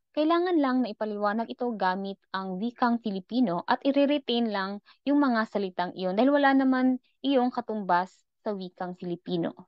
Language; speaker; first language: Filipino; non-native, local second language; Cebuano